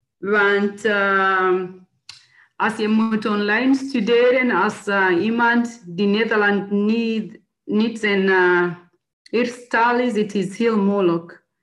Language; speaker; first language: Dutch; non-native, learner; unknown